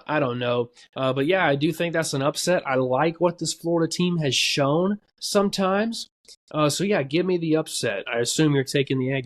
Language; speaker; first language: English; native; English